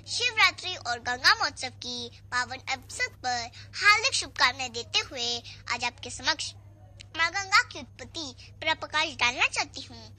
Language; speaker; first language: Hindi; native; Hindi